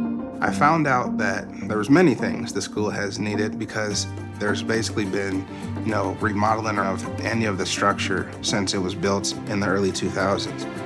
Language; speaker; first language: English; early bilingual, other home language; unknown